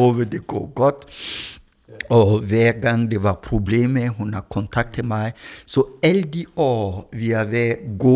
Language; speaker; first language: Danish; non-native, fluent; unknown